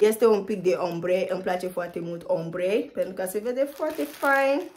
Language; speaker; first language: Romanian; non-native, fluent; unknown